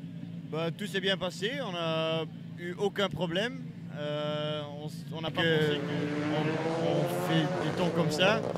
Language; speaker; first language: French; non-native, local second language; Dutch